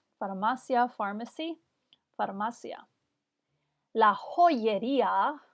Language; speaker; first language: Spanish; non-native, fluent; English